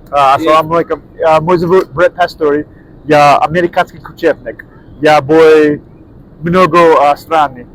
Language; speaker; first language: Russian; non-native, learner; English